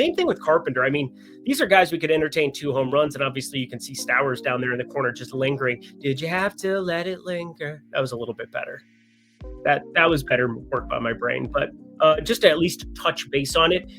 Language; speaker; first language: English; native; English